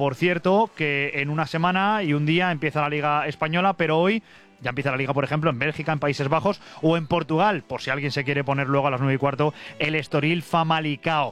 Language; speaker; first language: Spanish; native; Spanish